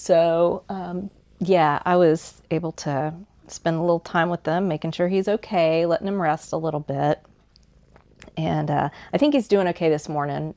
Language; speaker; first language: English; native; English